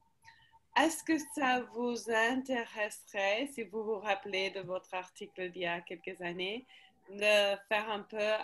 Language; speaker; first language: French; non-native, fluent; English